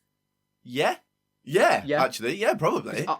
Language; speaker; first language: English; native; English